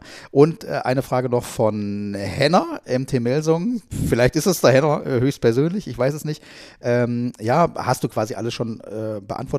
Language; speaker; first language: German; native; German